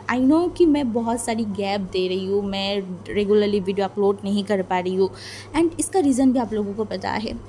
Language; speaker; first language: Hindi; non-native, fluent; Bangla